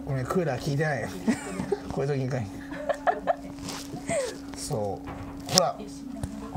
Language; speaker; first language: Japanese; native; Japanese